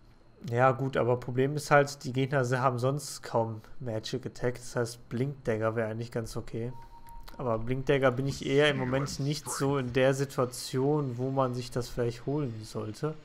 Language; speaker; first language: German; native; German